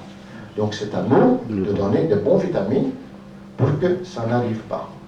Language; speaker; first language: French; non-native, local second language; Dutch